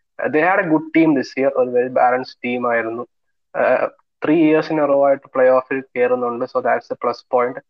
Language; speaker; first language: English; non-native, local second language; Malayalam